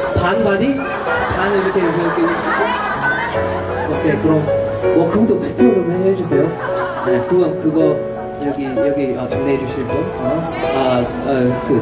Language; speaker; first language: Korean; non-native, fluent; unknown